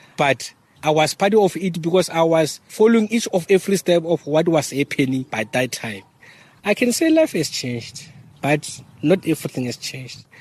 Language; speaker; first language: English; non-native, local second language; Northern Sotho